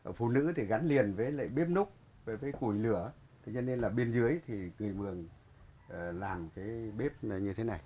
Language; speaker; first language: Vietnamese; non-native, local second language; Muong